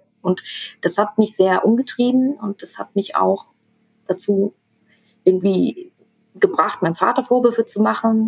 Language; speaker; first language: German; early bilingual, other home language; Tamil